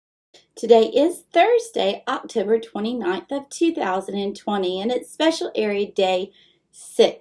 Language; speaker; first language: English; native; English